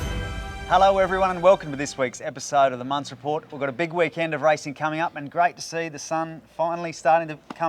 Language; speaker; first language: English; native; English